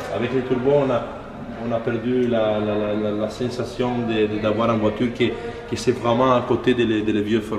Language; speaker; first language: French; non-native, fluent; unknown